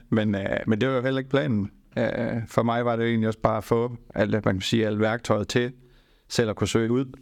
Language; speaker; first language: Danish; native; Danish